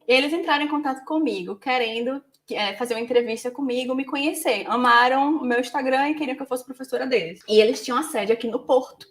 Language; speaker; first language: Portuguese; native; Portuguese